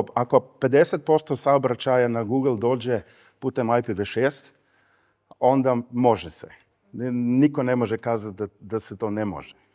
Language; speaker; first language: Serbian; non-native, fluent; Slovenian